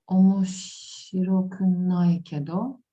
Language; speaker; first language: Japanese; non-native, learner; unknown